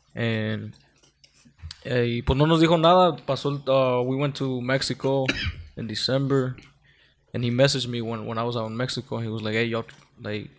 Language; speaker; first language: English; early bilingual, other home language; Spanish